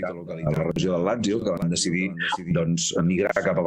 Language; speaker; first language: Catalan; native; Catalan